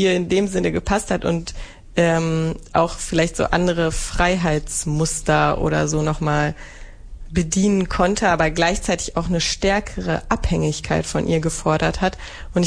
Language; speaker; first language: German; native; German